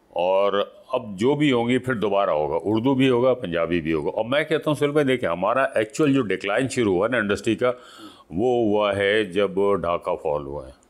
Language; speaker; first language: Urdu; native; Urdu